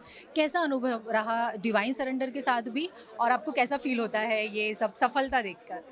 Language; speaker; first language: Hindi; native; Hindi